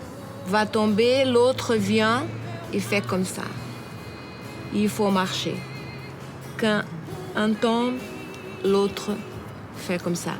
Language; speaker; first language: French; non-native, fluent; Portuguese